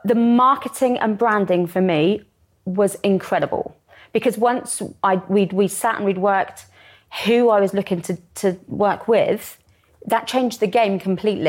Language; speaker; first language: English; native; English